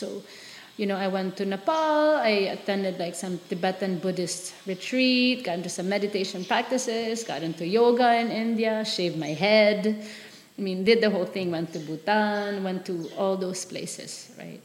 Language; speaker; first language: English; non-native, local second language; Filipino